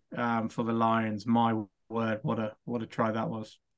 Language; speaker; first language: English; native; English